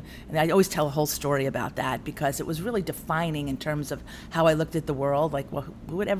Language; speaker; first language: English; native; English